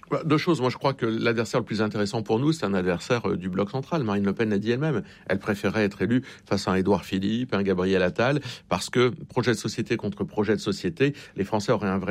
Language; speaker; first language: French; native; French